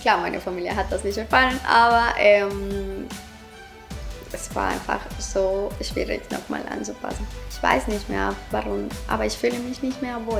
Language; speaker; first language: German; non-native, fluent; Spanish